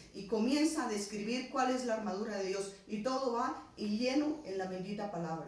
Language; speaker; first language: Spanish; native; Spanish